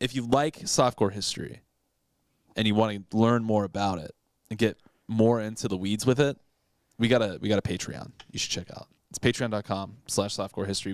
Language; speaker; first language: English; native; English